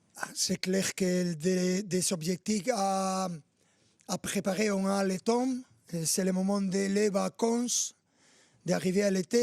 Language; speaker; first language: French; non-native, fluent; Spanish